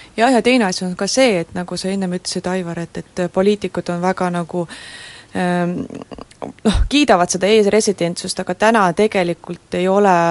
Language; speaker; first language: Estonian; non-native, local second language; Russian